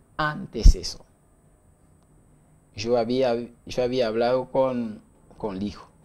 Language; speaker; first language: Spanish; non-native, learner; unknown